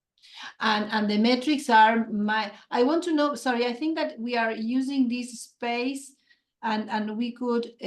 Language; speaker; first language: English; non-native, fluent; Spanish